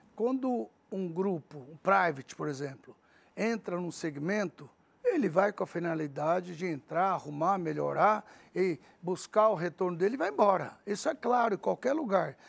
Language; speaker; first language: Portuguese; early bilingual, other home language; Arabic